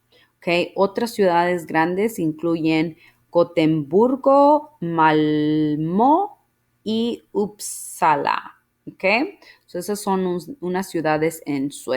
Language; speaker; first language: Spanish; early bilingual, heritage; Spanish